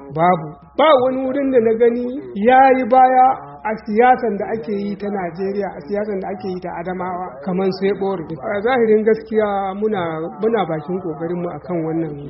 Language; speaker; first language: Hausa; native; Hausa